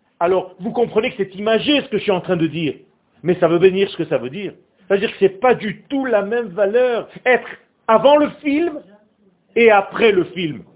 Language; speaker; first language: French; non-native, fluent; Hebrew